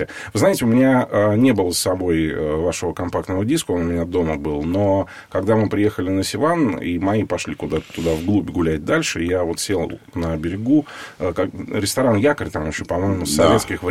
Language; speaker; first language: Russian; native; Russian